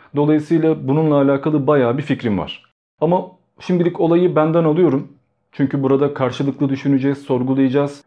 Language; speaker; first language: Turkish; early bilingual, other home language; Albanian